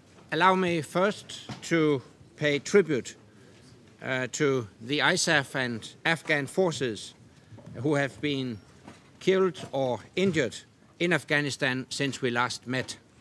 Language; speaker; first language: English; non-native, fluent; Danish